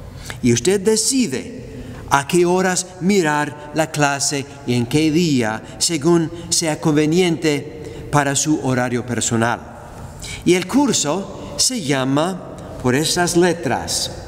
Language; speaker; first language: Spanish; non-native, fluent; English